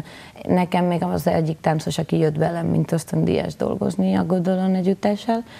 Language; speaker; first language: Hungarian; non-native, fluent; Spanish